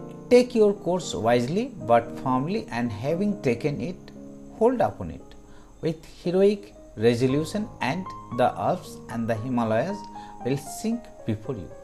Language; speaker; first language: English; non-native, local second language; Bangla